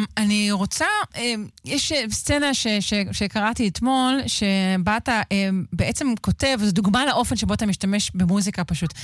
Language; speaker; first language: Hebrew; native; Hebrew